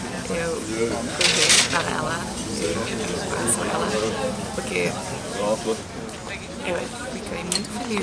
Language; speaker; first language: Portuguese; early bilingual, heritage; Portuguese